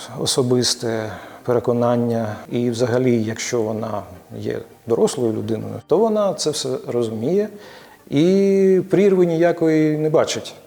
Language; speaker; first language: Ukrainian; native; Ukrainian